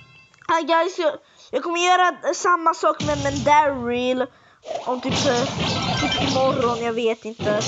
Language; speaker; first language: Swedish; early bilingual, other home language; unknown